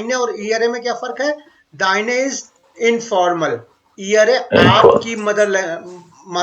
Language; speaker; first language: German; non-native, learner; Hindi